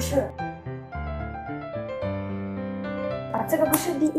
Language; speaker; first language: Chinese; non-native, learner; Ukrainian